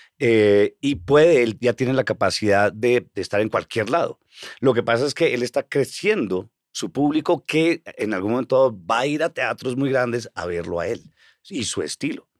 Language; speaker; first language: Spanish; native; Spanish